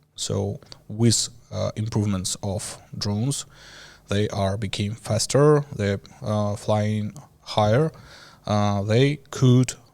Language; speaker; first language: English; non-native, learner; Ukrainian